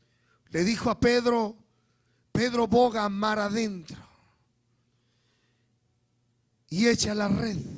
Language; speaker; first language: Spanish; native; Spanish